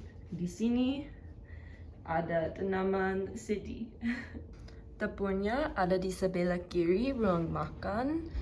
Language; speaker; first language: Indonesian; non-native, learner; English